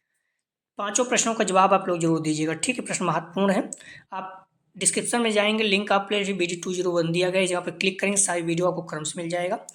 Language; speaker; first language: Hindi; native; Hindi